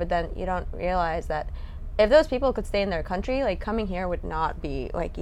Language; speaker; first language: English; non-native, fluent; Russian